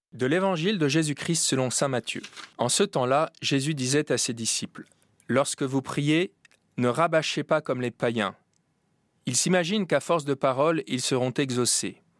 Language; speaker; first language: French; native; French